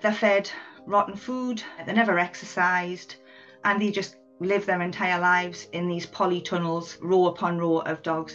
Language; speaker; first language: English; native; English